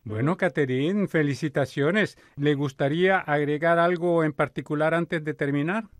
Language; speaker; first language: Spanish; native; Spanish